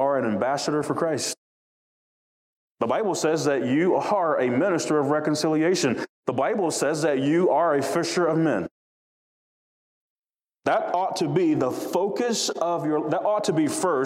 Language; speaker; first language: English; native; English